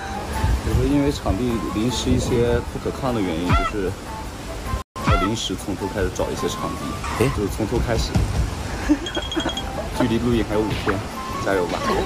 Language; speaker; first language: Chinese; native; Chinese